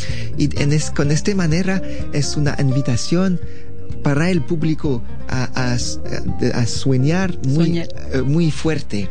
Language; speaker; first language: Spanish; non-native, learner; French